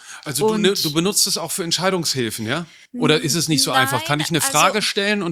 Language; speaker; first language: German; native; German